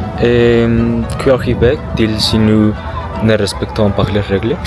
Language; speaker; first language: French; non-native, learner; Spanish